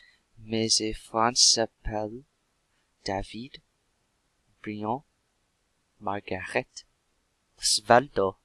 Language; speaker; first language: French; non-native, learner; English